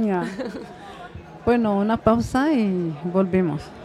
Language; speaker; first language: Spanish; non-native, fluent; Arabic